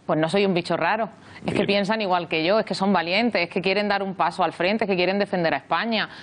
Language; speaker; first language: Spanish; native; Spanish